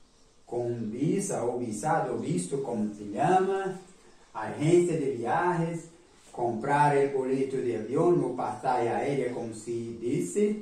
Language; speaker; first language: Spanish; non-native, learner; Portuguese